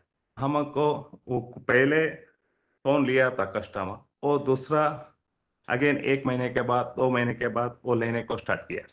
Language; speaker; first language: Hindi; non-native, local second language; Kannada